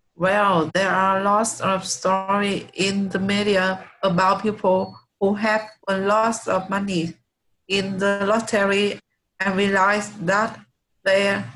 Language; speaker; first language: English; non-native, learner; Vietnamese